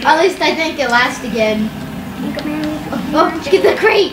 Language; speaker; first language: English; native; English